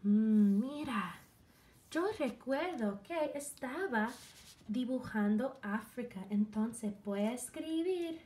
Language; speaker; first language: Spanish; non-native, fluent; English